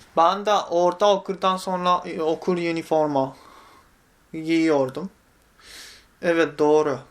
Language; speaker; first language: Turkish; non-native, fluent; Japanese